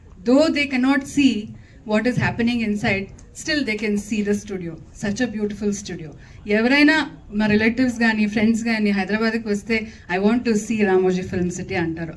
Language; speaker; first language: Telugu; non-native, learner; Kannada